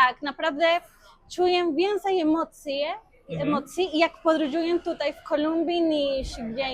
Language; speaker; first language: Polish; non-native, fluent; Spanish